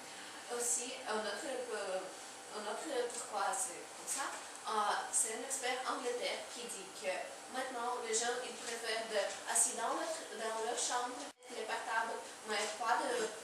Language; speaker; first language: French; non-native, learner; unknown